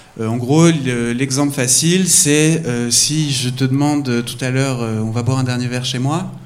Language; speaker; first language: French; native; French